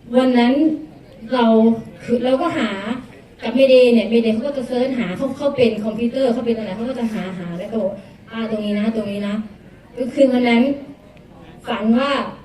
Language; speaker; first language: Thai; native; Thai